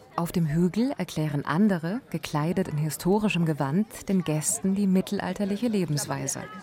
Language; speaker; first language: German; native; German